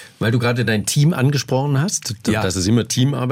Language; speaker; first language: German; native; German